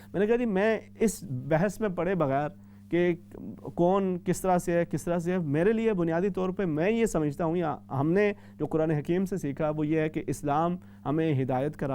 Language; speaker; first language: Urdu; native; Urdu